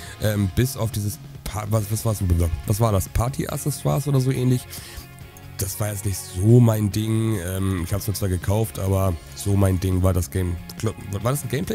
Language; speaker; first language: German; native; German